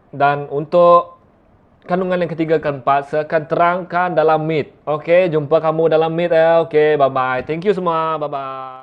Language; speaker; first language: Malay; non-native, local second language; Iban